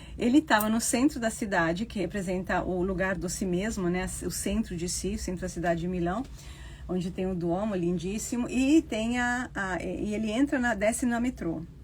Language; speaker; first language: Portuguese; non-native, fluent; Italian